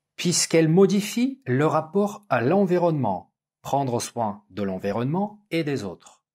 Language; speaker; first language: French; non-native, fluent; Russian